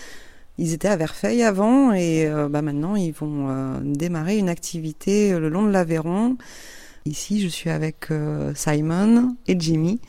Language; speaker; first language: French; native; French